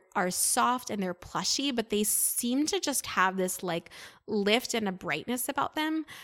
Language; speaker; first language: English; native; English